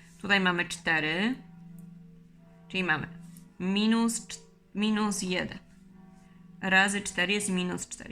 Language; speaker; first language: Polish; native; Polish